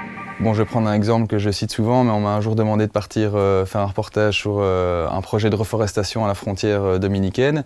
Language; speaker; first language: French; native; French